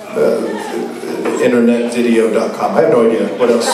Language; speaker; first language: English; native; English